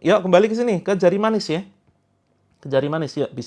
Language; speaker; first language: Indonesian; native; Indonesian